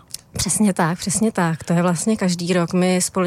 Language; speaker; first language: Czech; native; Czech